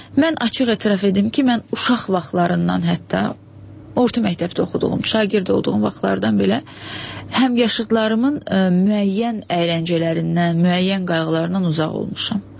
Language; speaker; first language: Azerbaijani; native; Azerbaijani